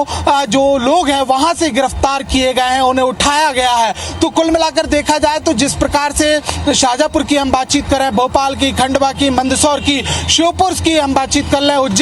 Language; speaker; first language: Hindi; native; Hindi